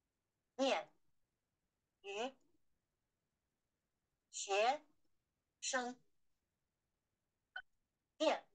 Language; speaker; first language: Chinese; non-native, learner; Vietnamese